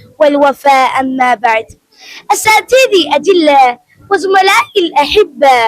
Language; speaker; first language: Arabic; non-native, learner; Malayalam